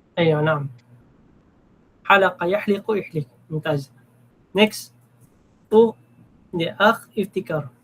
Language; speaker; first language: Arabic; non-native, fluent; Filipino